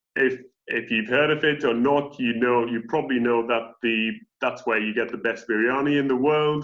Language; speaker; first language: English; native; English